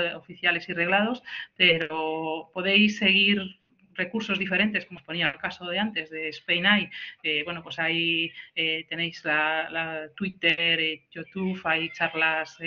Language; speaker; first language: Spanish; native; Spanish